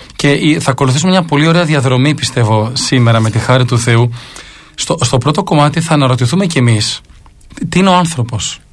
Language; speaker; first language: Greek; native; Greek